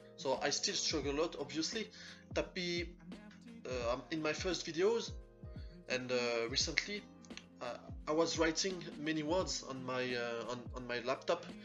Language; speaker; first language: English; non-native, fluent; French